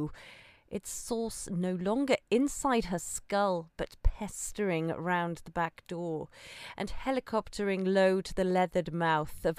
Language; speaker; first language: English; native; English